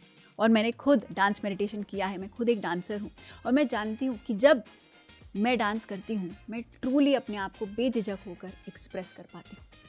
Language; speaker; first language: Hindi; native; Hindi